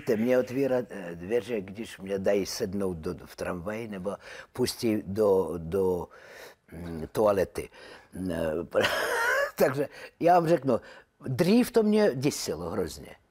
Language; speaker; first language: Czech; non-native, learner; Russian